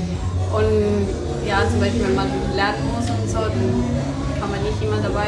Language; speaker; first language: German; non-native, fluent; Spanish